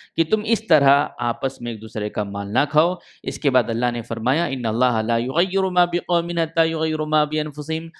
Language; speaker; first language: Urdu; native; Urdu